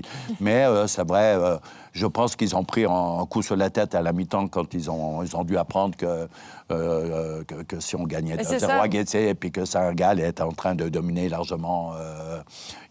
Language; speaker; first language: French; native; French